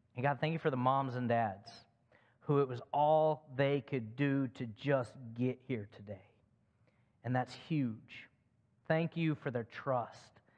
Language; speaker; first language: English; native; English